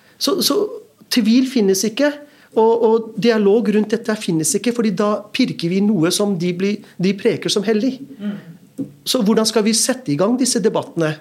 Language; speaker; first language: Norwegian; early bilingual, other home language; Urdu